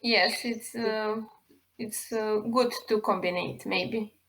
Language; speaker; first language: English; non-native, learner; Serbian